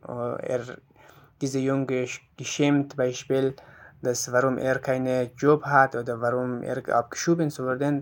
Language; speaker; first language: German; non-native, learner; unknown